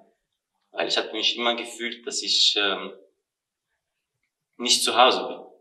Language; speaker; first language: German; non-native, learner; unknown